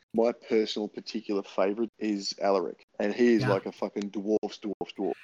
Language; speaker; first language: English; native; English